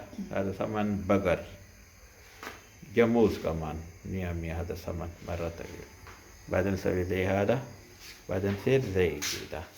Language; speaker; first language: Arabic; non-native, learner; Urdu